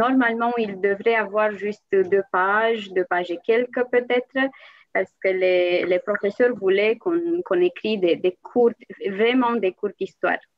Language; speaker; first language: French; non-native, fluent; Romanian